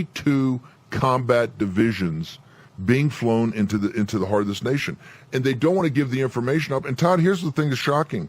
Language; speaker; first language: English; native; English